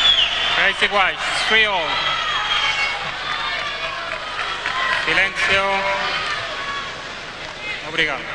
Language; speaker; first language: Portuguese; non-native, learner; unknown